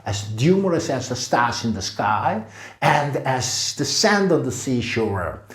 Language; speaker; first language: English; non-native, fluent; Korean